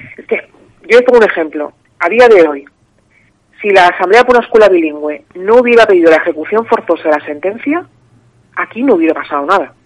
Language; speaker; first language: Spanish; native; Spanish